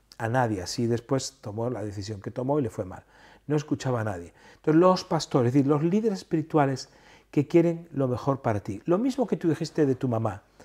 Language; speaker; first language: Spanish; native; Spanish